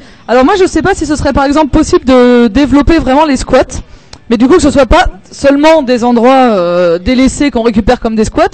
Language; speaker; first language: French; native; French